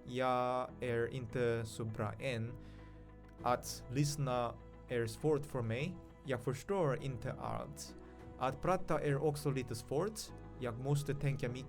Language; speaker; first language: Swedish; non-native, learner; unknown